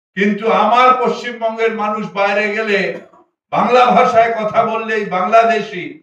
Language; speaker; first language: Bangla; native; Bangla